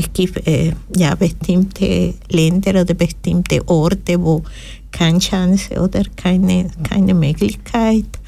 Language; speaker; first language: German; non-native, learner; Spanish